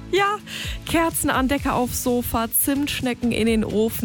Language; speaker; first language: German; native; German